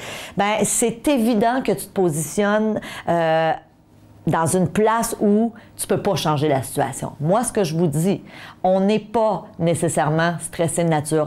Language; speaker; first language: French; native; French